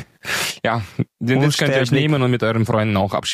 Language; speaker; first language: German; native; German